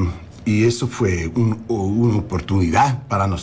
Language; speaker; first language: Spanish; non-native, learner; English